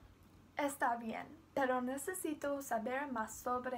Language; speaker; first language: Spanish; non-native, learner; English